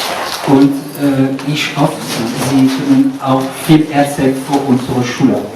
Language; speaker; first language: German; non-native, learner; French